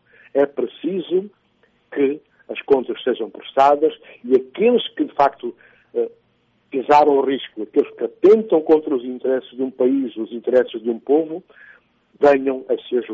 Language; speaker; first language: Portuguese; non-native, local second language; Upper Guinea Crioulo